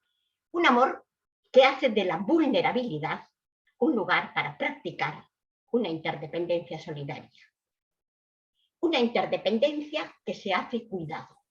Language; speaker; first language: Spanish; native; Spanish